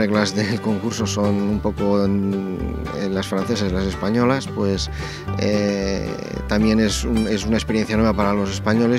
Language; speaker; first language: Spanish; native; Spanish